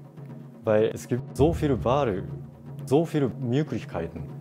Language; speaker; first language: German; non-native, fluent; Japanese